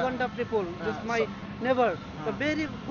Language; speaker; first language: English; non-native, learner; Bangla